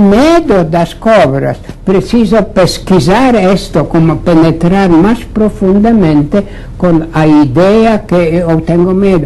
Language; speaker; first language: Portuguese; non-native, fluent; Latvian